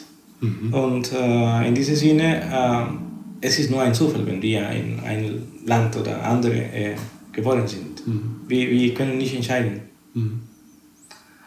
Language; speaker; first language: German; non-native, learner; Spanish